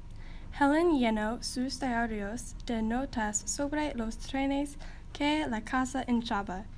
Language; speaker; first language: Spanish; non-native, learner; English